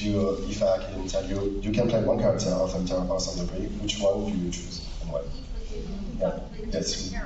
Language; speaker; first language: English; non-native, learner; French